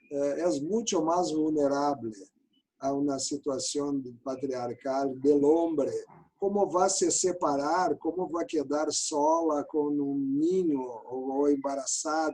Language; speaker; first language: Spanish; non-native, learner; Portuguese